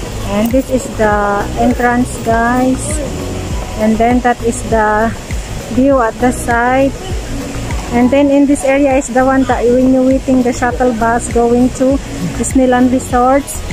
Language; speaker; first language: English; non-native, local second language; Filipino